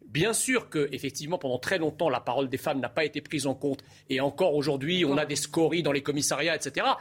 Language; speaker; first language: French; early bilingual, other home language; Arabic